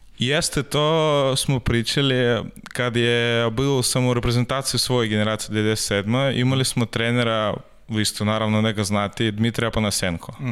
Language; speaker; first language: Serbian; non-native, learner; Russian